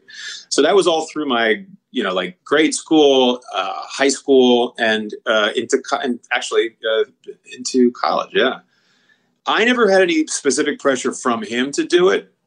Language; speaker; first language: English; native; English